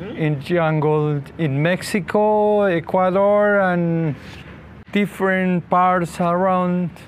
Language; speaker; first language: English; non-native, learner; Spanish